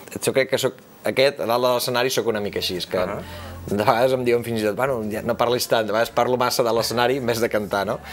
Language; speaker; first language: Catalan; native; Catalan